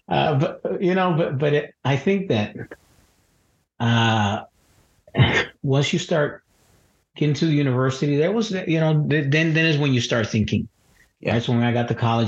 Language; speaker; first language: English; early bilingual, other home language; Spanish